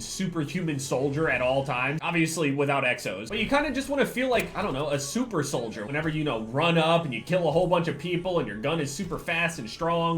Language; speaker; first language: English; native; English